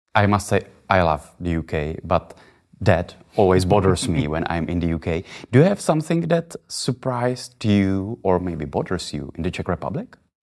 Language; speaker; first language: English; non-native, fluent; Czech